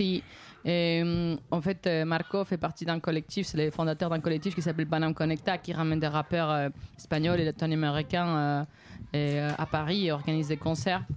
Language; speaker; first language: French; native; French